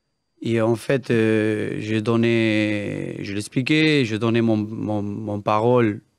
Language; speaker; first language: French; non-native, learner; Spanish